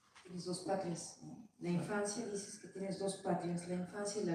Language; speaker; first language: Spanish; native; Spanish